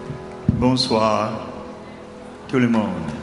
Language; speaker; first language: French; non-native, fluent; English